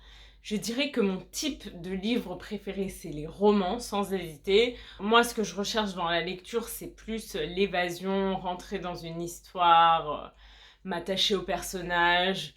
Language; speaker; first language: French; native; French